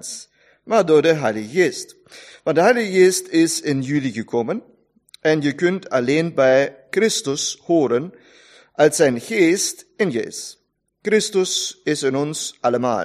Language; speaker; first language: Dutch; non-native, fluent; German